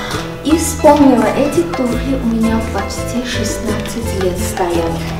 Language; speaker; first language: Russian; non-native, local second language; Armenian